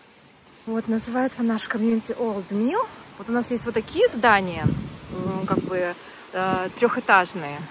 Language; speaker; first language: Russian; native; Russian